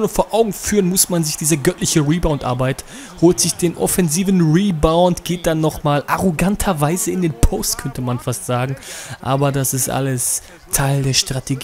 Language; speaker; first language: German; native; German